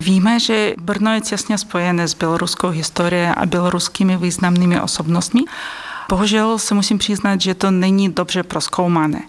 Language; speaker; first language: Czech; non-native, fluent; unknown